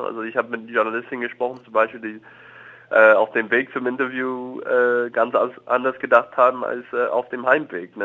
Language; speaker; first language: German; non-native, fluent; English